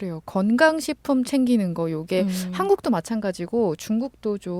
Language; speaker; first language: Korean; native; Korean